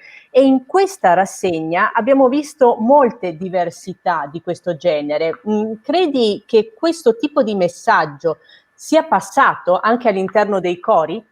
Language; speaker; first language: Italian; native; Italian